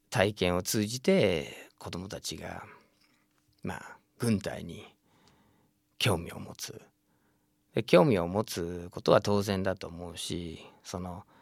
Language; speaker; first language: Japanese; non-native, fluent; English